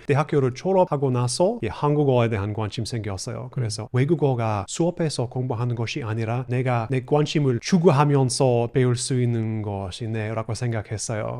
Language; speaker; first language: Korean; non-native, fluent; English